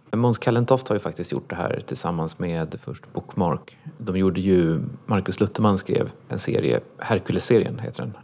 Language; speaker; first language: Swedish; native; Swedish